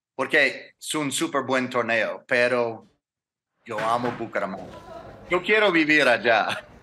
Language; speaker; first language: Spanish; non-native, learner; English